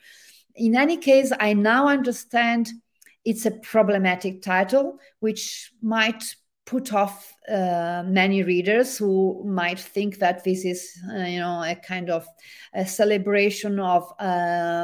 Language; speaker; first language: English; non-native, fluent; Italian